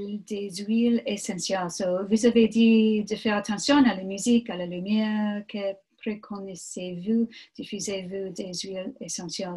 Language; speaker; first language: French; non-native, learner; English